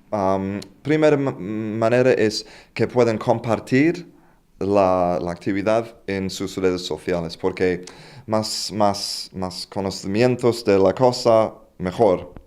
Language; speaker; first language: Spanish; non-native, fluent; English